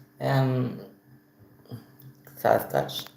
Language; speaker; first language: Turkish; non-native, learner; Filipino